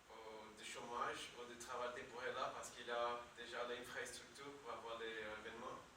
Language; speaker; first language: French; non-native, learner; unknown